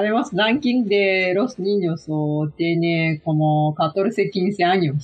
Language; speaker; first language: Spanish; non-native, learner; Japanese